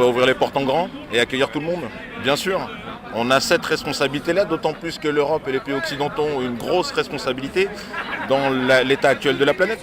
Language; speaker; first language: French; native; French